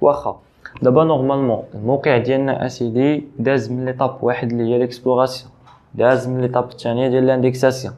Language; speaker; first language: Arabic; native; Arabic